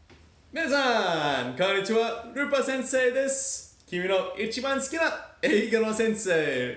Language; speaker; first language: Japanese; non-native, learner; English